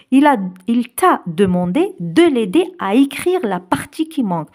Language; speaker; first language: French; non-native, local second language; Arabic